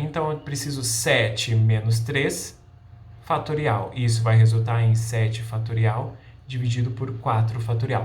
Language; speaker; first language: Portuguese; native; Portuguese